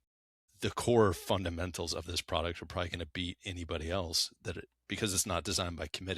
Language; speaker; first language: English; native; English